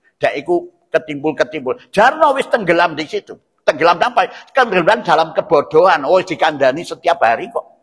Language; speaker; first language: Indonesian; non-native, local second language; Javanese